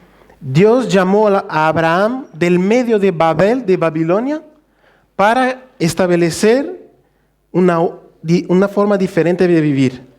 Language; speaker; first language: Spanish; non-native, fluent; Portuguese